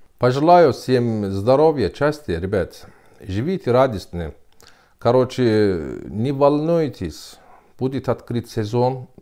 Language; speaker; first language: Russian; non-native, learner; Turkish